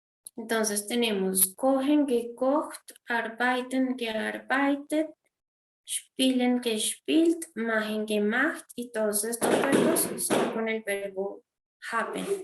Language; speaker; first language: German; non-native, fluent; Spanish